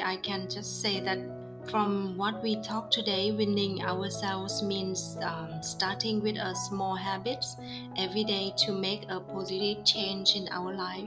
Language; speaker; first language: English; non-native, fluent; Vietnamese